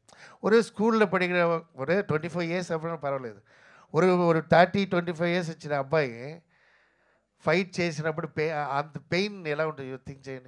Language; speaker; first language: Telugu; non-native, fluent; Tamil